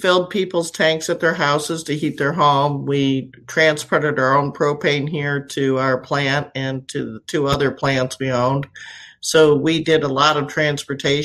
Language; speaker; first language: English; native; English